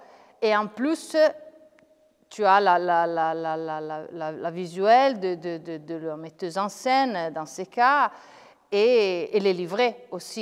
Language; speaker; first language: French; non-native, fluent; Italian